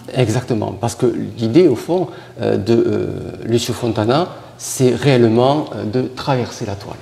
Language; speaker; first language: French; native; French